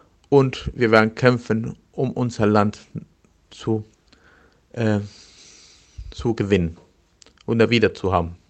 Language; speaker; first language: German; non-native, learner; Spanish